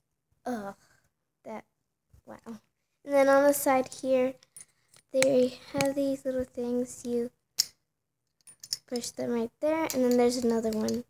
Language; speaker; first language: English; native; English